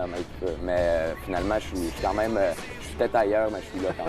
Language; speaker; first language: French; native; French